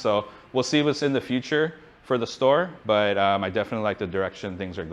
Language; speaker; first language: English; native; English